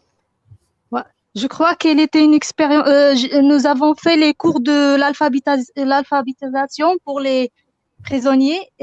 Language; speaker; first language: French; non-native, fluent; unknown